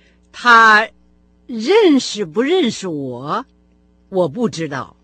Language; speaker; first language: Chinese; non-native, fluent; Russian